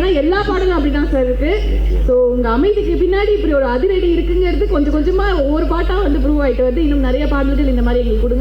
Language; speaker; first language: Tamil; native; Tamil